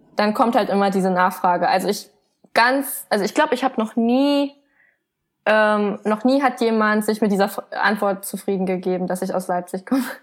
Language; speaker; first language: German; early bilingual, other home language; Vietnamese